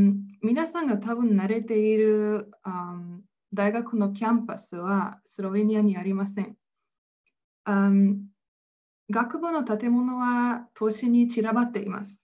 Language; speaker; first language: Japanese; non-native, fluent; Slovenian